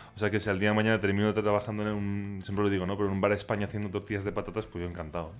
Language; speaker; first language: Spanish; non-native, local second language; Catalan